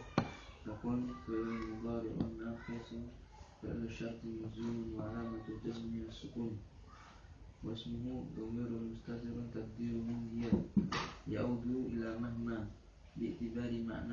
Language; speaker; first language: Arabic; non-native, learner; Indonesian